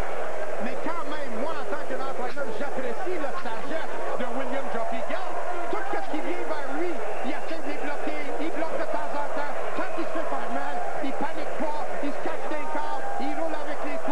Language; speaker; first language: French; native; French